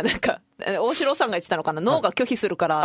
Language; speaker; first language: Japanese; native; Japanese